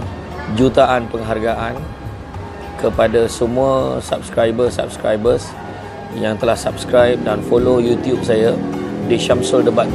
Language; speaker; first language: Malay; native; Malay